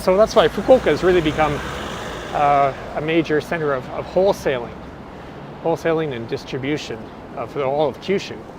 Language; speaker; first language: English; non-native, fluent; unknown